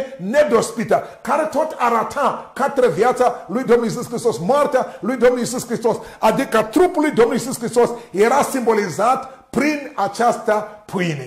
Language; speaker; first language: Romanian; non-native, learner; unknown